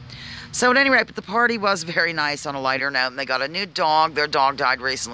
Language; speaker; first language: English; native; English